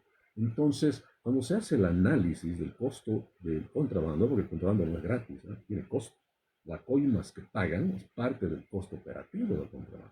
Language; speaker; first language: Spanish; native; Spanish